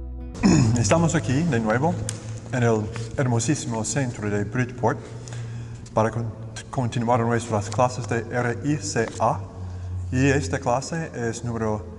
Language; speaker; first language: Spanish; non-native, learner; English